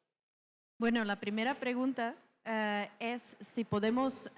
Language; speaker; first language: Spanish; non-native, fluent; Czech